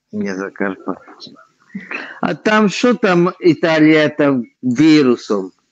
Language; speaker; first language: Ukrainian; non-native, local second language; Hungarian